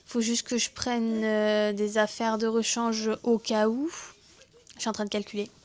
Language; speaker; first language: French; native; French